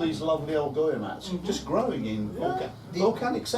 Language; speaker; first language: English; native; English